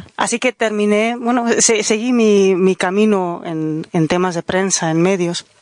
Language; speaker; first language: Spanish; non-native, fluent; Dutch